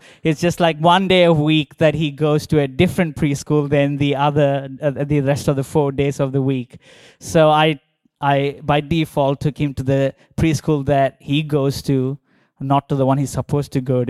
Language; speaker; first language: English; non-native, local second language; Telugu